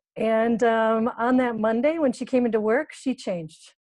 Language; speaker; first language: English; native; English